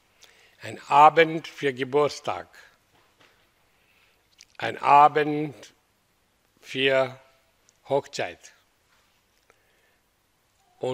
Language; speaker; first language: German; non-native, learner; Hindi